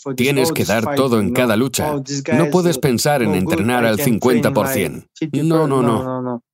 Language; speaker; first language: Spanish; non-native, fluent; Chinese